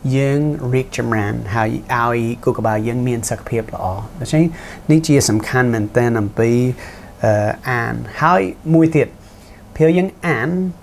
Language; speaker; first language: Khmer; non-native, fluent; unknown